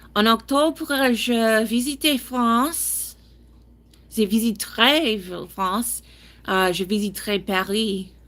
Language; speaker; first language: French; non-native, learner; English